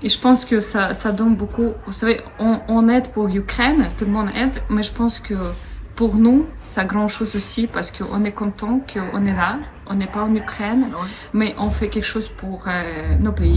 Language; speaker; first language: French; non-native, fluent; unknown